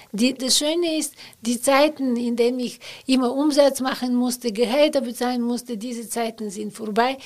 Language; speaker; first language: German; non-native, fluent; Bulgarian